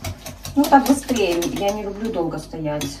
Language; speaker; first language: Russian; native; Russian